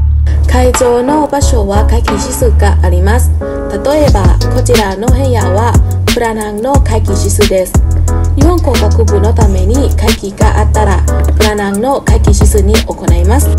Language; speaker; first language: Japanese; non-native, learner; Thai